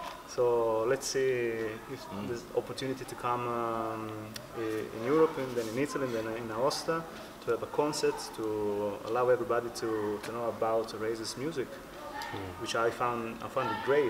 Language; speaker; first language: English; non-native, fluent; Italian